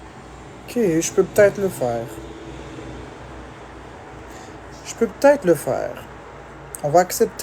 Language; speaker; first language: French; native; French